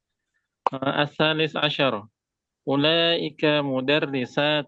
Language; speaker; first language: Arabic; non-native, learner; Indonesian